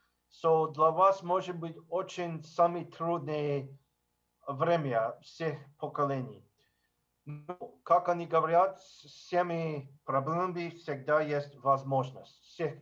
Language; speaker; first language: Russian; non-native, learner; English